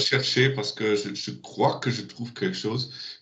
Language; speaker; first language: French; non-native, learner; German